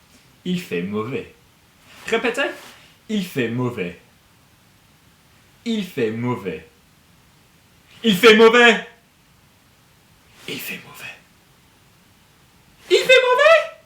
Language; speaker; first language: French; non-native, fluent; English